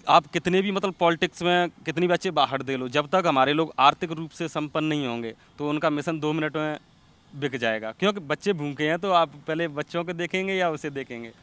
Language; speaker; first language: Hindi; native; Hindi